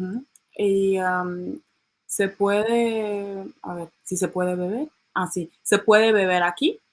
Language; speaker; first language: Spanish; non-native, learner; English